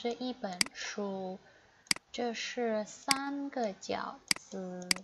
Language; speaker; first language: Chinese; non-native, fluent; Indonesian